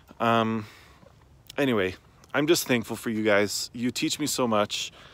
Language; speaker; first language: English; native; English